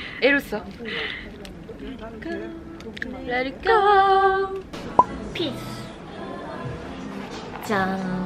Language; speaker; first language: Japanese; native; Japanese